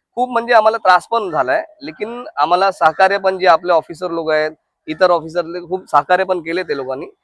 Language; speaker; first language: Marathi; non-native, local second language; Hindi